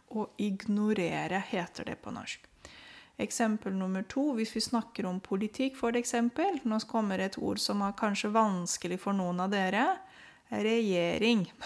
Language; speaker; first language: Norwegian; non-native, fluent; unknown